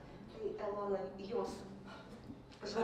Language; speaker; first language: Lithuanian; native; Lithuanian